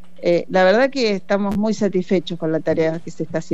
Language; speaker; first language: Spanish; native; Spanish